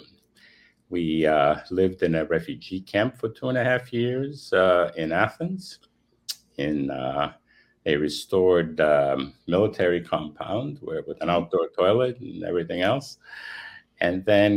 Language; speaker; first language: English; non-native, fluent; Romanian